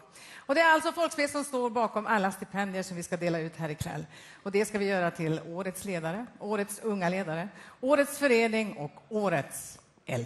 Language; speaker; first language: Swedish; native; Swedish